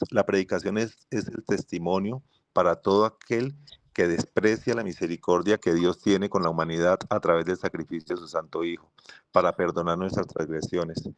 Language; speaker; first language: Spanish; native; Spanish